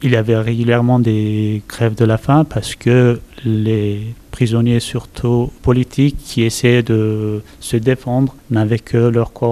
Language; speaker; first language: French; non-native, fluent; Turkish